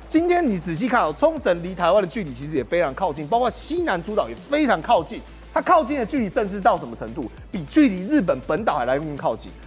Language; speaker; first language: Chinese; native; Chinese